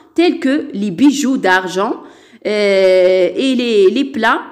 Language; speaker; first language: French; non-native, local second language; Arabic